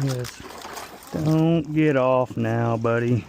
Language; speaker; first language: English; native; English